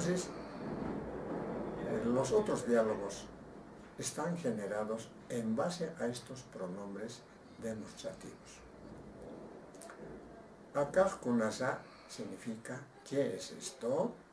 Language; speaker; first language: Spanish; non-native, local second language; Aymara